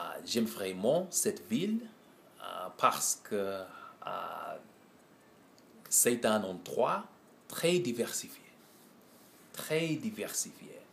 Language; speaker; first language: French; non-native, learner; English